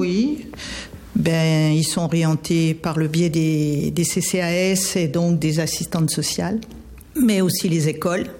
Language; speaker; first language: French; native; French